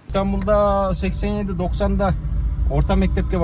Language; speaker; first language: Turkish; non-native, local second language; Kazakh